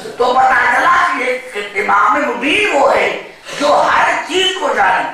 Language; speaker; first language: Urdu; native; Urdu